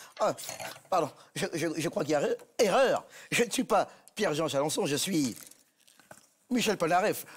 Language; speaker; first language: French; native; French